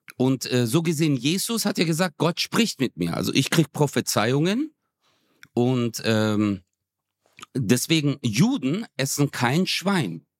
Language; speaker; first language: German; early bilingual, other home language; Turkish